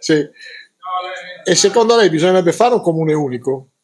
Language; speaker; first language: Italian; native; Italian